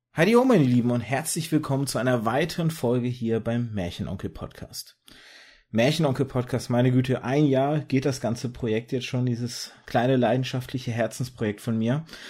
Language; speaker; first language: German; early bilingual, other home language; Russian